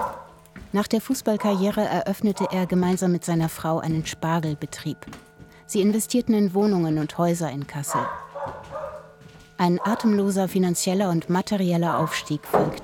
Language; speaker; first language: German; native; German